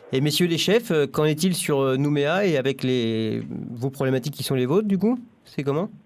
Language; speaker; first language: French; native; French